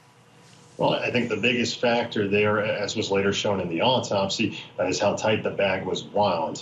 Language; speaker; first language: English; native; English